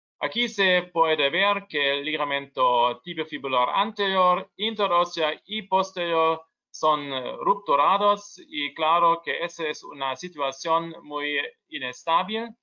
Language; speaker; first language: Spanish; non-native, learner; German